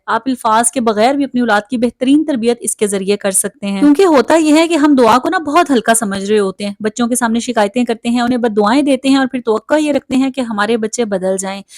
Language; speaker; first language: Urdu; native; Urdu